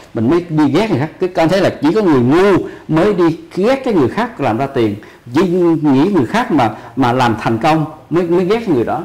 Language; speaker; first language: Vietnamese; native; Vietnamese